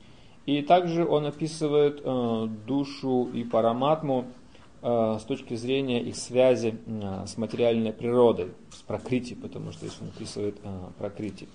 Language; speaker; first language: Russian; native; Russian